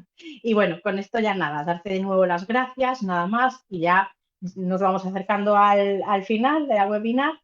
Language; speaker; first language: Spanish; native; Spanish